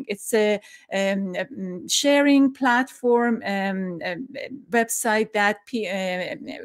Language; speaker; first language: English; non-native, fluent; Persian